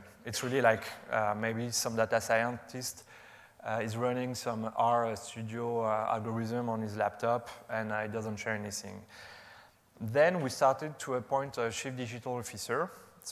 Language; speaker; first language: English; non-native, fluent; French